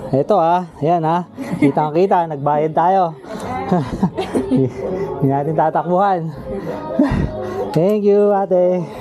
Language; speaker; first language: Filipino; native; Filipino